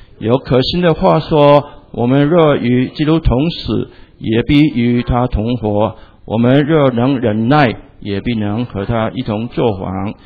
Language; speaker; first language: Chinese; non-native, local second language; Cantonese